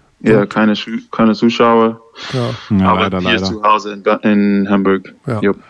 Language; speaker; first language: German; non-native, learner; English